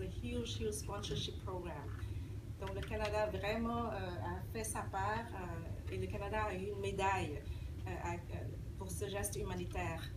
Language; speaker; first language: French; early bilingual, other home language; Vietnamese